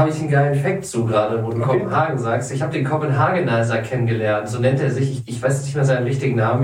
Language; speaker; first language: German; native; German